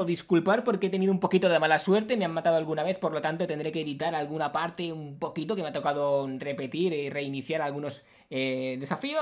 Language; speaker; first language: Spanish; native; Spanish